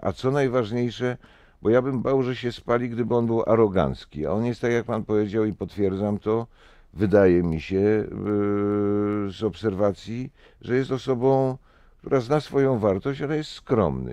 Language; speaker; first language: Polish; native; Polish